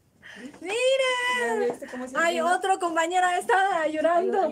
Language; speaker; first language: Spanish; non-native, learner; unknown